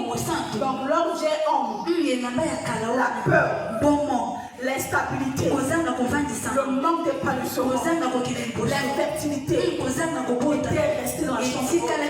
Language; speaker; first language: French; non-native, local second language; Lingala